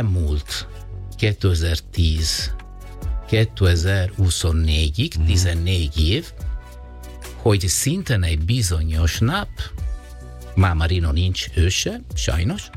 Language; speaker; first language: Hungarian; non-native, learner; Italian